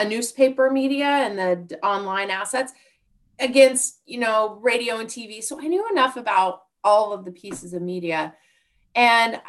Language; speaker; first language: English; native; English